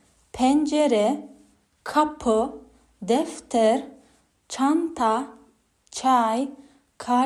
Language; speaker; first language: Turkish; non-native, fluent; Kazakh